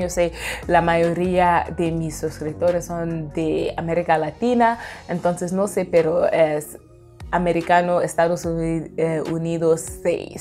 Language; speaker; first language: Spanish; non-native, fluent; English